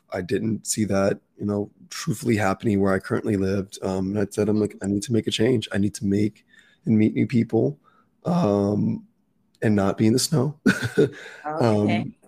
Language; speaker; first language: English; native; English